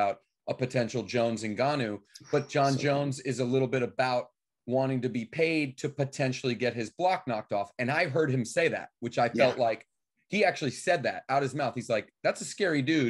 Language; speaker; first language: English; native; English